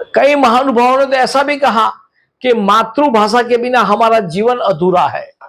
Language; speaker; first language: Hindi; non-native, local second language; Gujarati